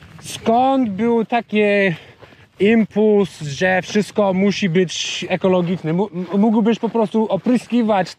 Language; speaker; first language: Polish; non-native, learner; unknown